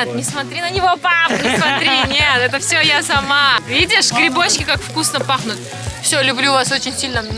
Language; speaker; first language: Russian; native; Russian